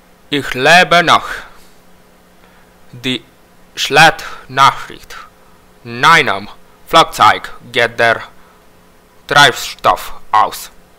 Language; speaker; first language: German; non-native, learner; Romanian